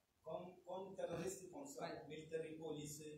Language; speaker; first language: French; non-native, learner; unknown